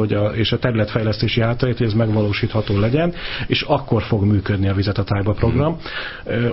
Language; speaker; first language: Hungarian; native; Hungarian